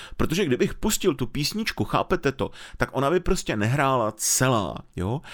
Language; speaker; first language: Czech; native; Czech